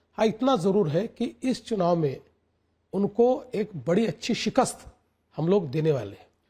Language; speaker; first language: Hindi; non-native, local second language; Marathi